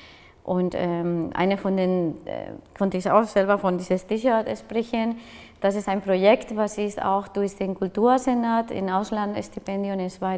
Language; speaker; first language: German; non-native, fluent; Spanish